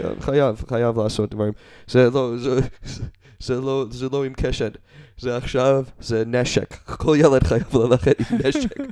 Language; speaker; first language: Hebrew; non-native, learner; English